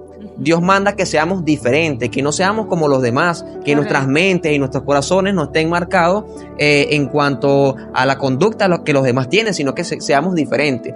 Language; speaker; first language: Spanish; native; Spanish